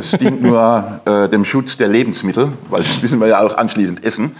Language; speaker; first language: German; native; German